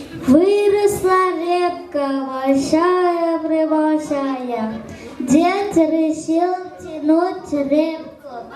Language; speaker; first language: Russian; non-native, learner; Uzbek